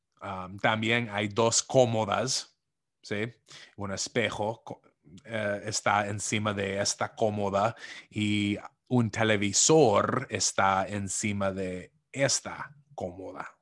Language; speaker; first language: Spanish; non-native, fluent; English